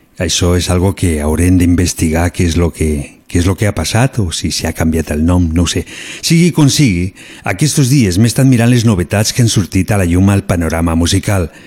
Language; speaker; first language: Catalan; native; Catalan